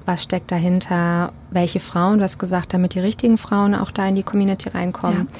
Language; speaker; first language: German; native; German